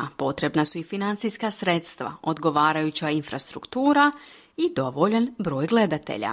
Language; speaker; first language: Croatian; native; Croatian